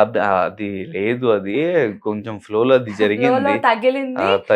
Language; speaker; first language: Telugu; non-native, learner; Hindi